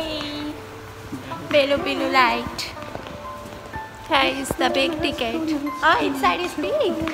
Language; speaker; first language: English; non-native, learner; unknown